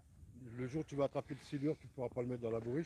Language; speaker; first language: French; native; French